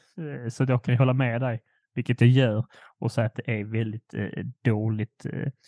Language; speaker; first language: Swedish; early bilingual, other home language; Polish